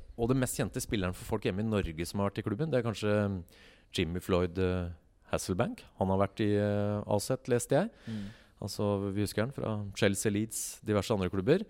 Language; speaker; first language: Norwegian; native; Norwegian